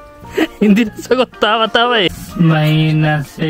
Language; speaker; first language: Filipino; non-native, learner; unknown